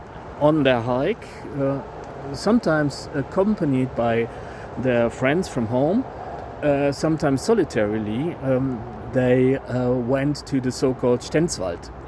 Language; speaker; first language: English; non-native, fluent; German